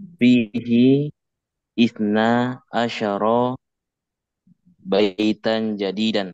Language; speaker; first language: Arabic; non-native, learner; Indonesian